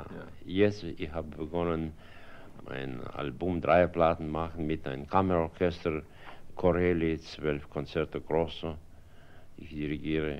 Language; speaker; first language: German; non-native, fluent; Russian